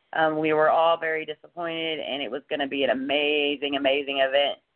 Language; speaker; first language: English; native; English